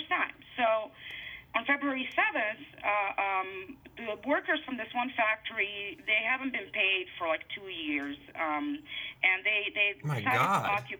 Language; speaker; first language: English; non-native, fluent; Bosnian